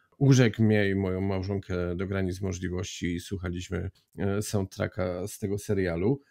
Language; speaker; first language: Polish; native; Polish